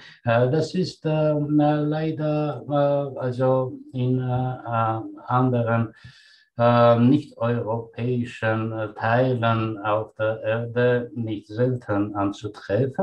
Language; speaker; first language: German; non-native, fluent; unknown